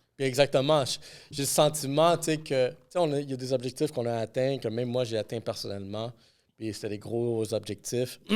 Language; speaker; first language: French; non-native, fluent; English